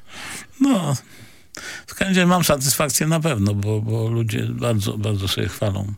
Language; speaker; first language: Polish; native; Polish